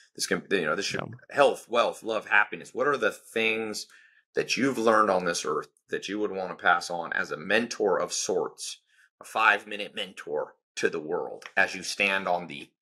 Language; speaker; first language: English; native; English